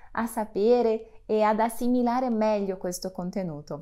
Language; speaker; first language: Italian; non-native, fluent; Portuguese